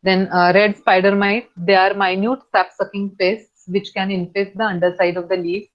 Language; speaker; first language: Hindi; non-native, local second language; Marathi